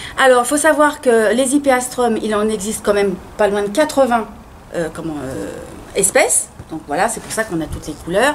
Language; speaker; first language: French; native; French